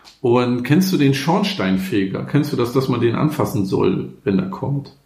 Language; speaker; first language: German; native; German